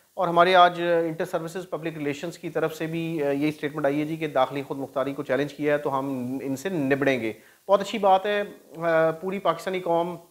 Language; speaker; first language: Urdu; non-native, local second language; Punjabi